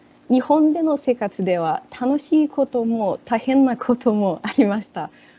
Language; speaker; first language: Japanese; non-native, fluent; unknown